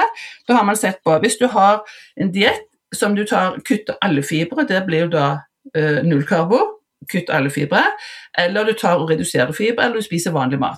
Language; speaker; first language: Norwegian; native; Norwegian